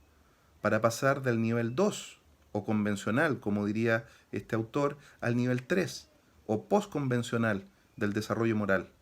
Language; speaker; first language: Spanish; native; Spanish